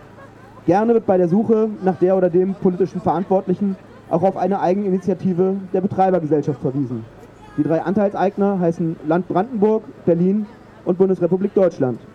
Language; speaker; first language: German; native; German